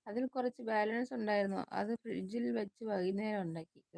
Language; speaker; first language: Malayalam; non-native, local second language; Tamil